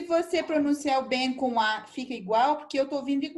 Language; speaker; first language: Portuguese; native; Portuguese